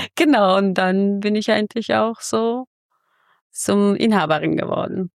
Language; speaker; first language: German; non-native, fluent; Kurdish